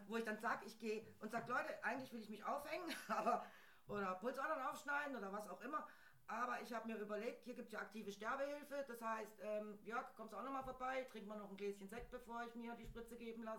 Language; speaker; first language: German; native; German